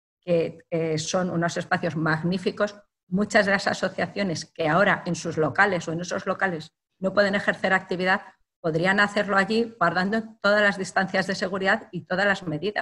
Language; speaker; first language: Spanish; native; Spanish